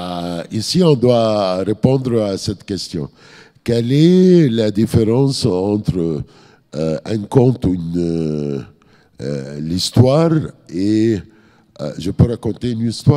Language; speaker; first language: French; non-native, fluent; Arabic